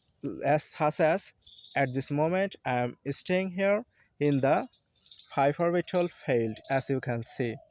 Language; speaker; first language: English; non-native, learner; Bangla